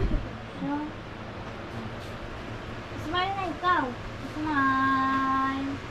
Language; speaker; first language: Filipino; native; Filipino